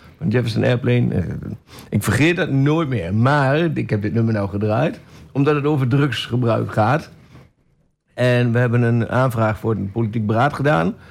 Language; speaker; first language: Dutch; native; Dutch